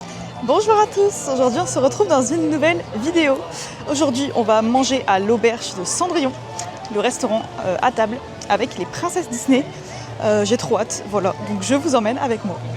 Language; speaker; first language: French; native; French